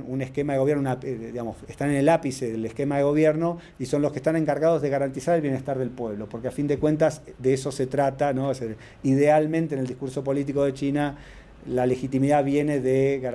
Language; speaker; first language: Spanish; native; Spanish